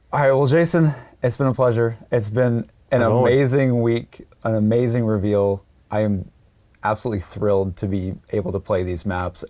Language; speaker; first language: English; native; English